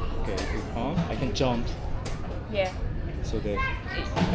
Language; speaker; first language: English; non-native, learner; Korean